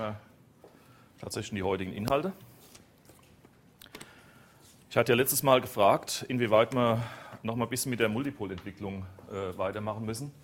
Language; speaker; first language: German; native; German